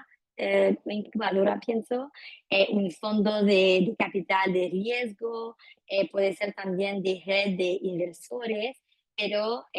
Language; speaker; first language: Spanish; non-native, fluent; French